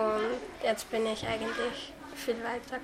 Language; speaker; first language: German; early bilingual, other home language; Croatian